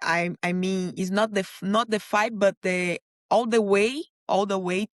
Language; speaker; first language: English; non-native, learner; Portuguese